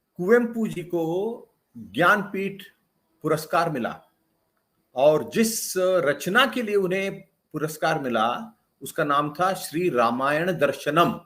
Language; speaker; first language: Hindi; non-native, local second language; Kannada